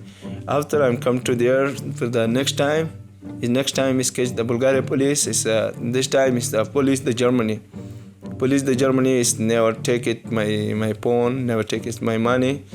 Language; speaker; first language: English; non-native, learner; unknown